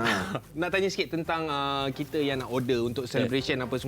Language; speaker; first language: Malay; native; Malay